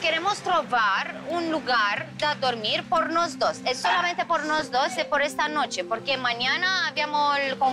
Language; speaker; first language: Spanish; non-native, learner; Romanian